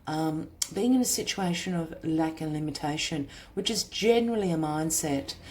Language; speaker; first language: English; native; English